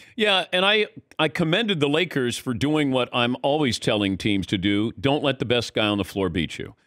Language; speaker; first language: English; native; English